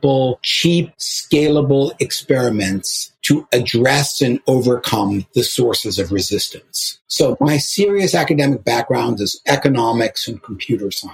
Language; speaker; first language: English; native; English